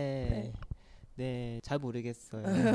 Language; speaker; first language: Korean; non-native, learner; Chinese